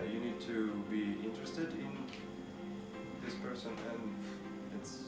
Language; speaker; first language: English; non-native, learner; Russian